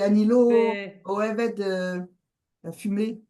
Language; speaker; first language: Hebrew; non-native, learner; French